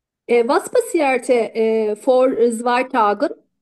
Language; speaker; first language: German; non-native, learner; Turkish